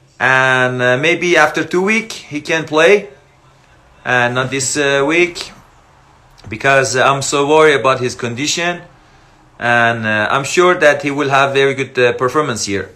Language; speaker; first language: English; non-native, learner; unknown